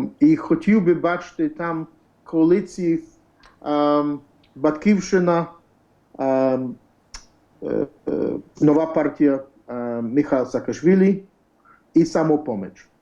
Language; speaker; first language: Ukrainian; early bilingual, heritage; English